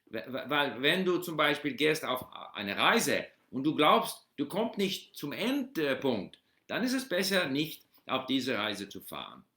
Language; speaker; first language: German; non-native, learner; English